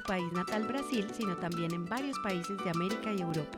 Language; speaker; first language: Spanish; native; Spanish